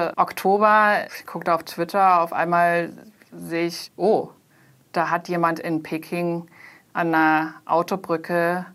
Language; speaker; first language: German; non-native, fluent; Chinese